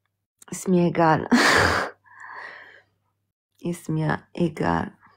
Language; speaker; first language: German; early bilingual, other home language; Italian